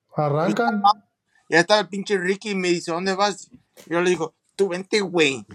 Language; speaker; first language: Spanish; early bilingual, heritage; Spanish